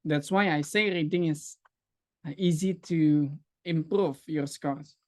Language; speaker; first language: English; non-native, fluent; Indonesian